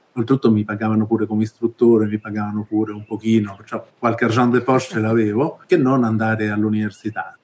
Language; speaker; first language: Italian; early bilingual, other home language; Spanish